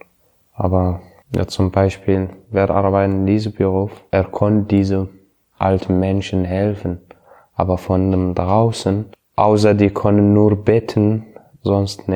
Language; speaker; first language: German; non-native, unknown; Arabic